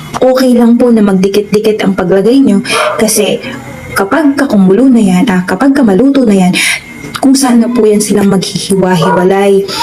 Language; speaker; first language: Filipino; non-native, local second language; Waray